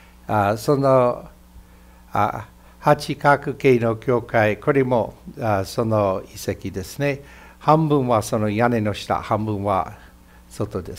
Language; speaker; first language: Japanese; non-native, fluent; English